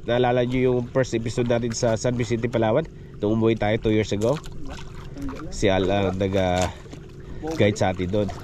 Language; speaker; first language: Filipino; non-native, local second language; Iloko